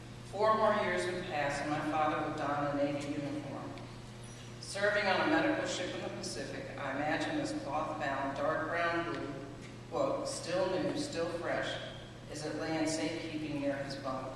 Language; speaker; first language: English; native; English